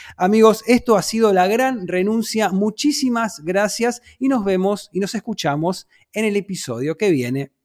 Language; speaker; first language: Spanish; native; Spanish